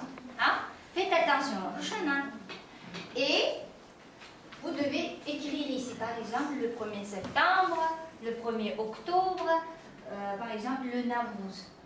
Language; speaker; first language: French; non-native, fluent; Uzbek